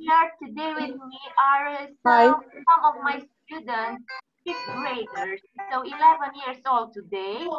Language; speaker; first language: English; non-native, fluent; Romanian